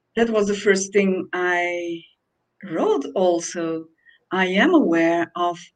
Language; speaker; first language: English; non-native, fluent; Dutch